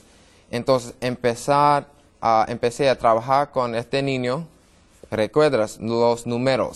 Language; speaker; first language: Spanish; non-native, learner; English